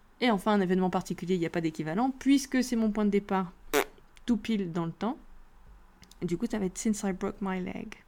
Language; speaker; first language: French; native; French